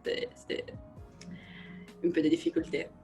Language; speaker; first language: French; non-native, learner; Italian